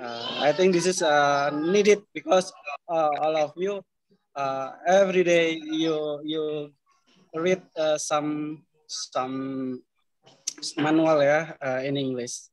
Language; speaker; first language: English; non-native, learner; Indonesian